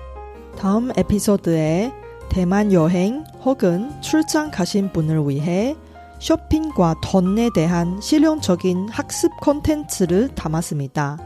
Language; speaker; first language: Korean; non-native, fluent; Chinese